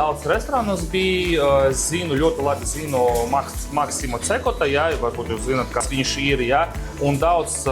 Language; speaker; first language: Latvian; non-native, local second language; Russian